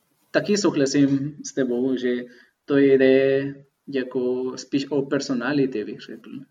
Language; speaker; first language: Czech; non-native, fluent; Spanish